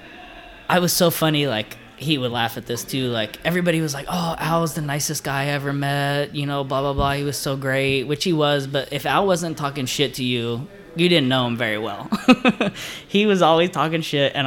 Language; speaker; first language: English; native; English